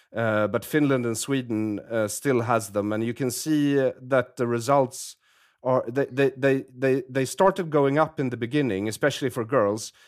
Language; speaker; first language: English; non-native, fluent; Swedish